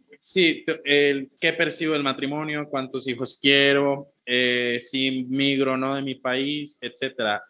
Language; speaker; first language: Spanish; native; Spanish